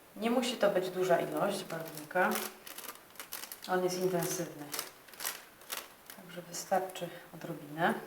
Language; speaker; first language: Polish; native; Polish